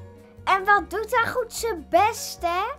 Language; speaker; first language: Dutch; native; Dutch